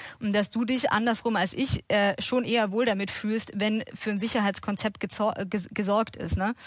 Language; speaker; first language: German; native; German